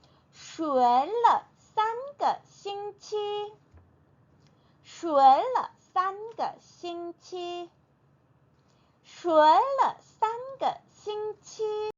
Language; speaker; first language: Chinese; non-native, fluent; Korean